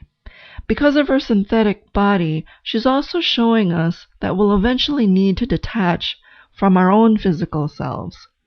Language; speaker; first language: English; native; English